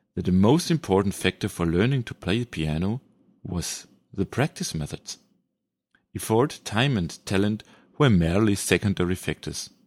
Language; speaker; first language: English; non-native, fluent; German